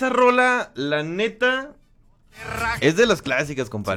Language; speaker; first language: Spanish; native; Spanish